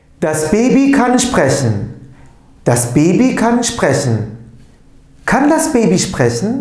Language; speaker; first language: German; non-native, fluent; Turkish